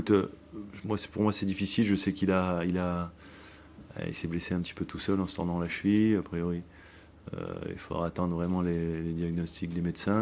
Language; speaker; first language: French; native; French